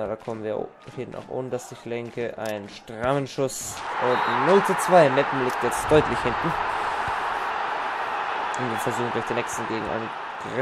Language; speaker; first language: German; native; German